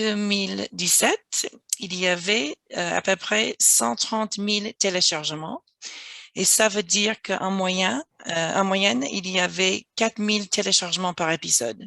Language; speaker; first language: French; non-native, fluent; English